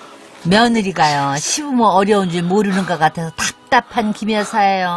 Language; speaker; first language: Korean; native; Korean